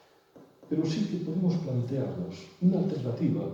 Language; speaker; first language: Spanish; native; Spanish